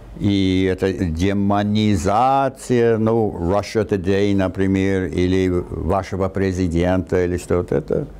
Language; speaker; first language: Russian; non-native, fluent; English